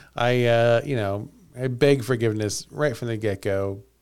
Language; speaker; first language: English; native; English